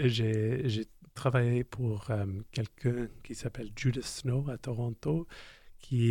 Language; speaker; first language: French; non-native, learner; English